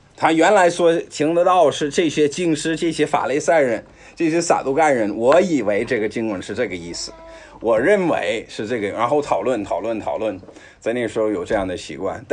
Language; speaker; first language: Chinese; non-native, fluent; English